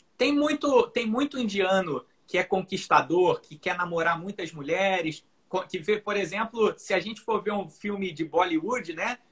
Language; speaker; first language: Portuguese; native; Portuguese